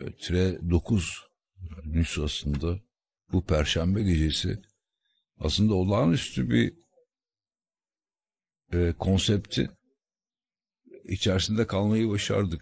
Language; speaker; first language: Turkish; native; Turkish